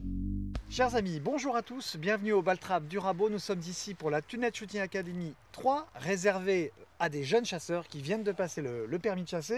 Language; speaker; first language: French; native; French